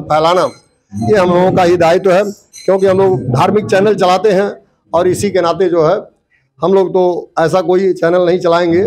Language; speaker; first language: Hindi; native; Hindi